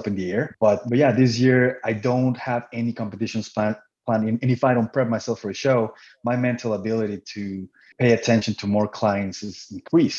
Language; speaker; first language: English; non-native, fluent; Spanish